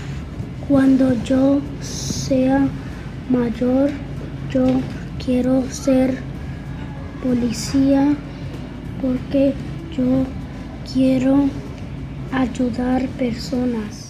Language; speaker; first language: Spanish; non-native, learner; English